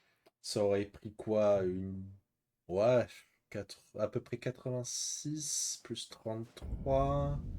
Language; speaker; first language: French; native; French